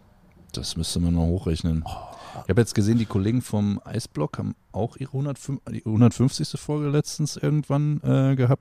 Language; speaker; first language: German; native; German